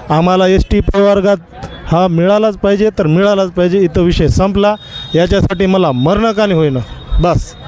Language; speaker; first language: Marathi; non-native, local second language; Lambadi